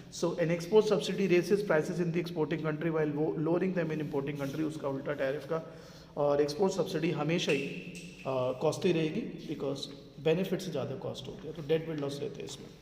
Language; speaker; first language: Hindi; native; Hindi